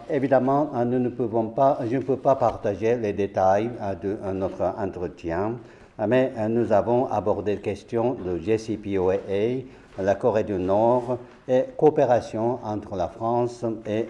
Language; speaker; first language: French; non-native, fluent; Japanese